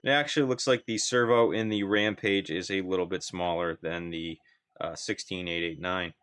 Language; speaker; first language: English; native; English